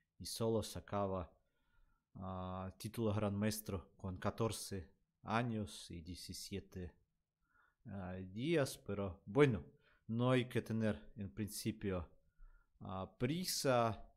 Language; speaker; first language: Spanish; non-native, learner; Russian